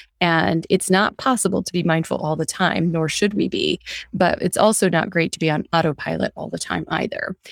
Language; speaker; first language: English; early bilingual, other home language; Hindi